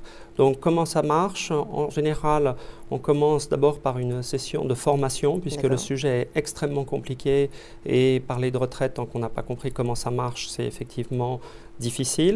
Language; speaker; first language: French; native; French